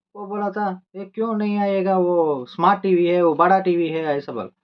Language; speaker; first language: Hindi; non-native, local second language; Telugu